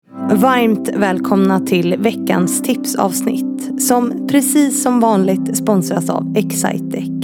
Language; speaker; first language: Swedish; native; Swedish